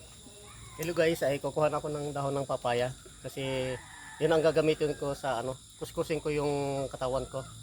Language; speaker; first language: Filipino; non-native, local second language; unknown